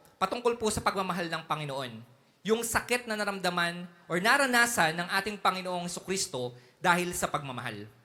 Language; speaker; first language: Filipino; native; Filipino